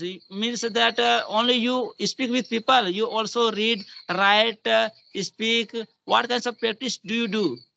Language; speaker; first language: English; non-native, learner; Hindi